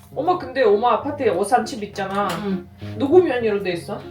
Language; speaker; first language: Korean; non-native, fluent; Russian